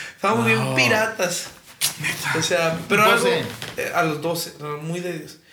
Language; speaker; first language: Spanish; native; Spanish